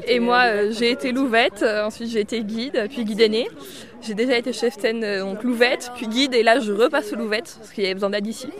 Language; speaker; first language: French; native; French